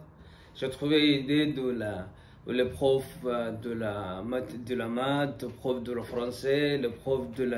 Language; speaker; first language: French; non-native, learner; Arabic